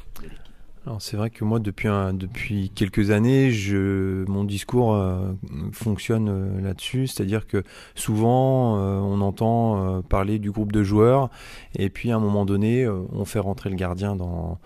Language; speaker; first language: French; native; French